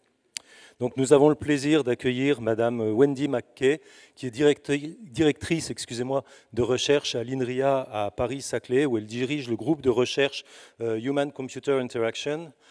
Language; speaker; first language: French; native; French